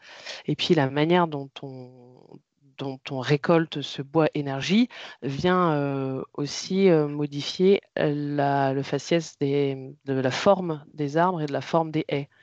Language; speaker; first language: French; native; French